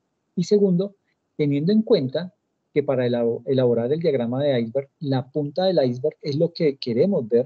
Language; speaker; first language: Spanish; native; Spanish